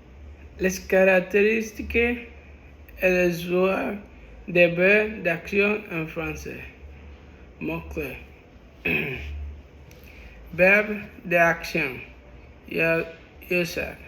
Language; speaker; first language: French; non-native, learner; Spanish